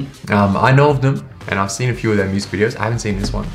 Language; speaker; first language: English; native; English